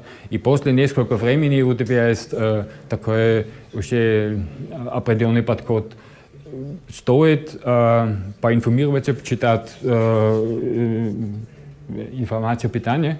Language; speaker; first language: Russian; non-native, learner; German